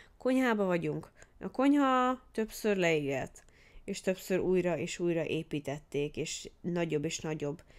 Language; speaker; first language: Hungarian; early bilingual, heritage; Hungarian